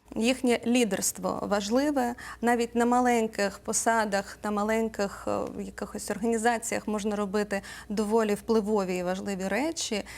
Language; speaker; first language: Ukrainian; native; Ukrainian